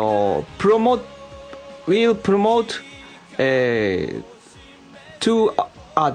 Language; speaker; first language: English; non-native, learner; Japanese